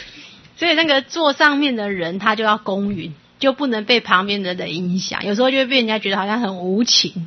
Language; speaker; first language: Chinese; native; Chinese